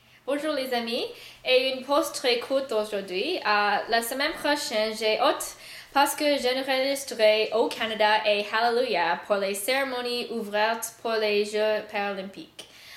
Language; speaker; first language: French; non-native, learner; English